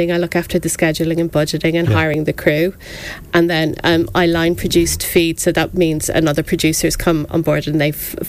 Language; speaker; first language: English; native; English